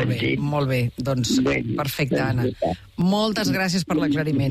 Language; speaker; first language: Catalan; native; Catalan